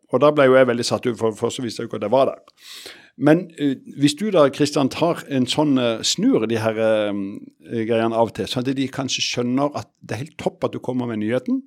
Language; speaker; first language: Norwegian; native; Norwegian